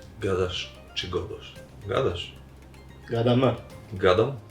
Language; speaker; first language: Polish; non-native, learner; Serbian